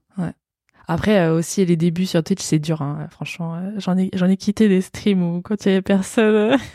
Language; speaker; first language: French; native; French